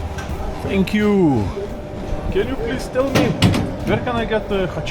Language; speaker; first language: English; non-native, learner; Lithuanian